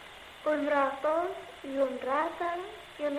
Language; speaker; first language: Spanish; non-native, learner; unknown